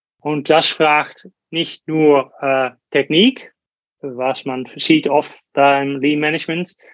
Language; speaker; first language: German; non-native, learner; Dutch